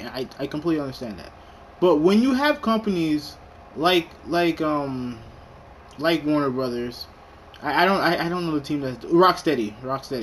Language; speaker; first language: English; native; English